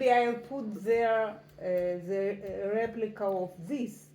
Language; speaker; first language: English; non-native, learner; Russian